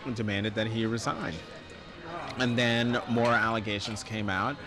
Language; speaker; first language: English; native; English